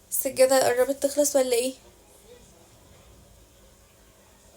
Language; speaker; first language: Arabic; native; Arabic